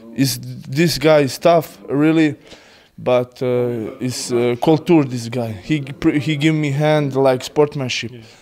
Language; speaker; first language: English; non-native, learner; Bosnian